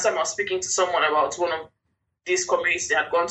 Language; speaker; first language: English; non-native, local second language; Yoruba